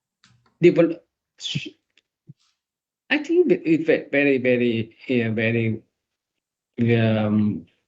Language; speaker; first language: English; non-native, learner; Vietnamese